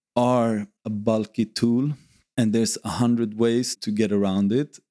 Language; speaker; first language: English; non-native, fluent; Swedish